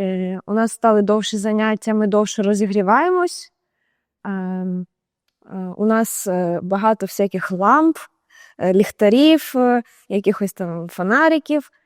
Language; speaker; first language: Ukrainian; native; Ukrainian